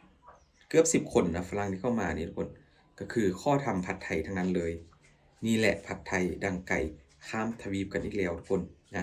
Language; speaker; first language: Thai; non-native, local second language; Northeastern Thai